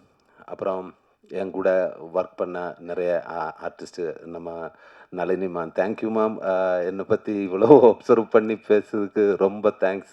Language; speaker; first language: Tamil; non-native, learner; Malayalam